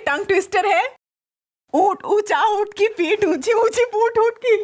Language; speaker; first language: Hindi; native; Hindi